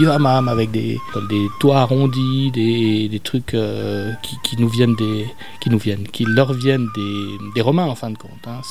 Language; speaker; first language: French; native; French